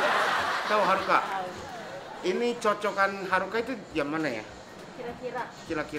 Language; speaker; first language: Indonesian; non-native, fluent; Japanese